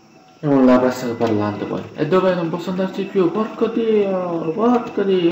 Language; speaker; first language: Italian; native; Italian